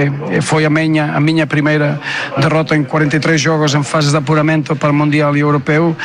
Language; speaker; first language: Portuguese; non-native, fluent; Spanish